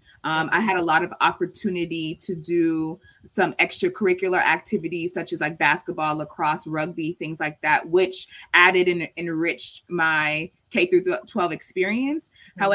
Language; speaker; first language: English; native; English